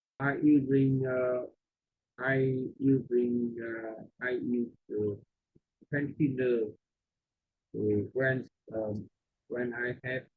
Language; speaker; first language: English; non-native, learner; Vietnamese